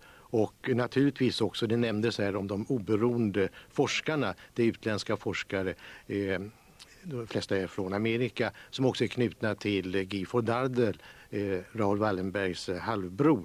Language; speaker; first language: Swedish; native; Swedish